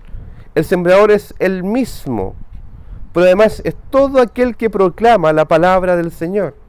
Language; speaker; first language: Spanish; native; Spanish